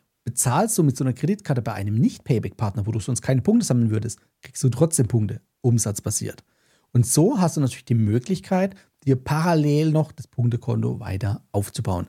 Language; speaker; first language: German; native; German